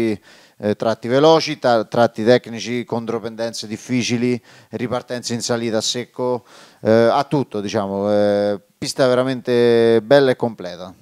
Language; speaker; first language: Italian; native; Italian